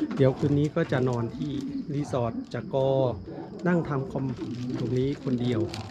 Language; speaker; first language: Thai; native; Thai